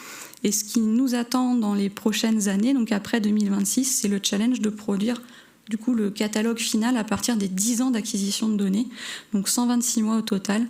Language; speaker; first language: French; native; French